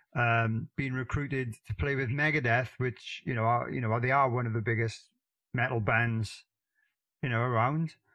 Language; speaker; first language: English; native; English